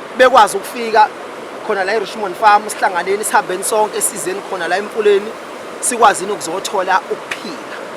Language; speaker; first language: Zulu; native; Zulu